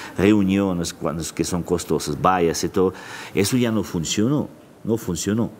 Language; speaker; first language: Spanish; non-native, fluent; Russian